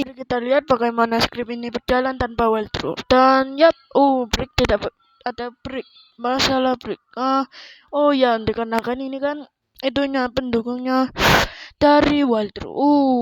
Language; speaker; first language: Indonesian; native; Indonesian